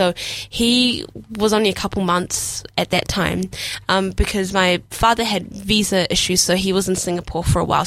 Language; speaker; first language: English; non-native, local second language; Somali